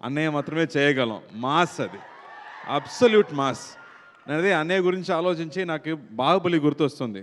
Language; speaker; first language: Telugu; non-native, local second language; Tamil